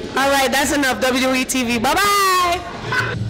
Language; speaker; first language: English; native; English